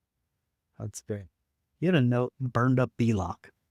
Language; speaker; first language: English; native; English